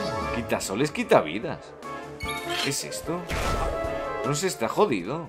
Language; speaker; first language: Spanish; native; Spanish